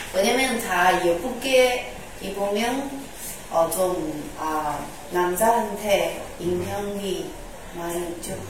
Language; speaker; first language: Korean; non-native, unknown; Chinese